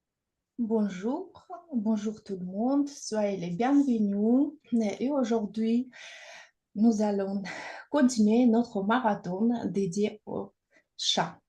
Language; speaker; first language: French; non-native, fluent; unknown